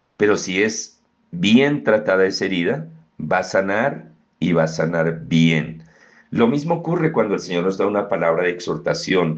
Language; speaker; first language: Spanish; native; Spanish